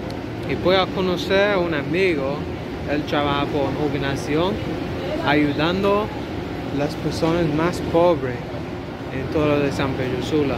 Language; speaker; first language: Spanish; non-native, learner; English